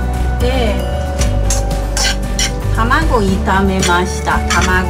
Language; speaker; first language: Japanese; non-native, learner; Chinese